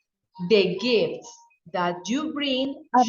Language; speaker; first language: English; non-native, fluent; Spanish